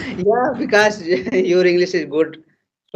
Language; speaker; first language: English; non-native, learner; Hindi